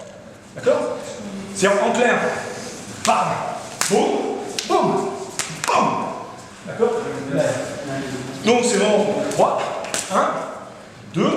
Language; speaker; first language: French; native; French